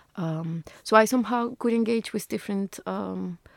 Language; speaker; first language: English; non-native, fluent; Spanish